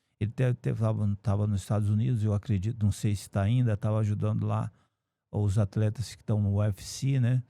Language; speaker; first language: Portuguese; native; Portuguese